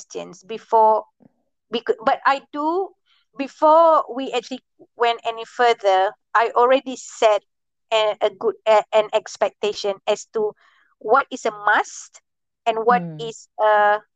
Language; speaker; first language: English; non-native, local second language; Malay